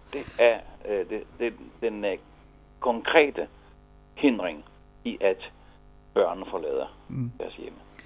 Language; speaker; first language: Danish; non-native, fluent; Italian